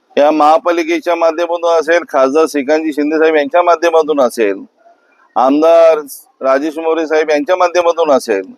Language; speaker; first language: Marathi; native; Marathi